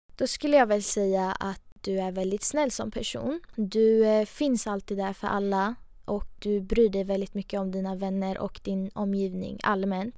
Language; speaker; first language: Swedish; early bilingual, other home language; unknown